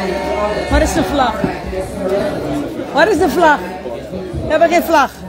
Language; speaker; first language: Dutch; native; Dutch